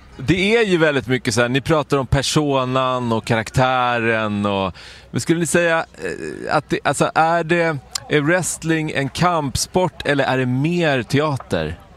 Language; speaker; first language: Swedish; native; Swedish